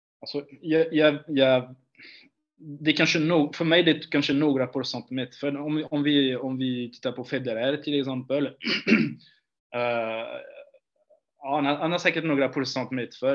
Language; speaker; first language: Swedish; non-native, fluent; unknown